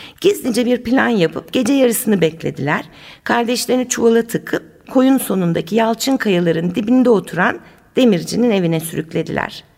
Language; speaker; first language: Turkish; native; Turkish